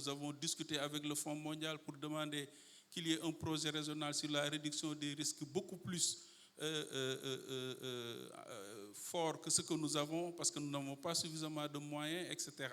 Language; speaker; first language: French; non-native, local second language; Wolof